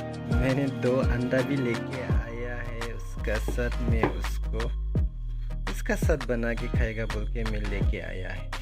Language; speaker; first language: Hindi; non-native, local second language; Bodo